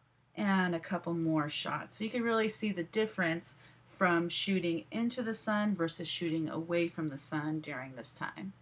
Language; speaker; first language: English; native; English